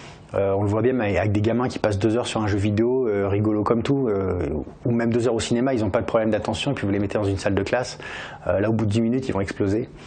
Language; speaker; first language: French; native; French